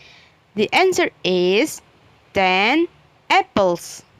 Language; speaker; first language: English; non-native, learner; Indonesian